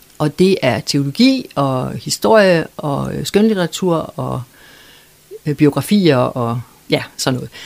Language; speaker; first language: Danish; native; Danish